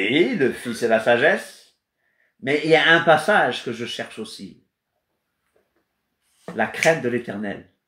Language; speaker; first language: French; non-native, fluent; Kabuverdianu